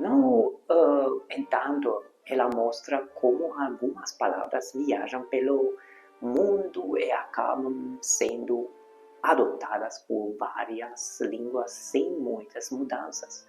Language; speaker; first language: Portuguese; non-native, fluent; Hungarian